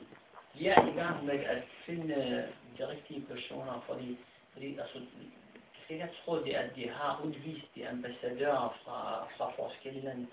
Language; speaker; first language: Danish; non-native, fluent; Arabic